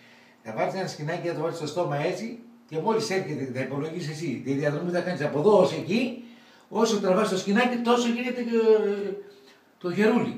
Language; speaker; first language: Greek; native; Greek